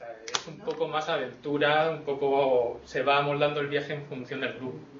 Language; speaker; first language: Spanish; native; Spanish